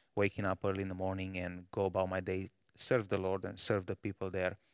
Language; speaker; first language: English; non-native, fluent; Romanian